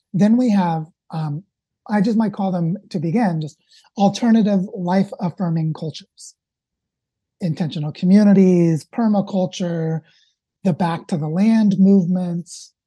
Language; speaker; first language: English; native; English